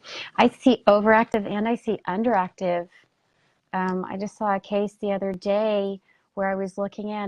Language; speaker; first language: English; native; English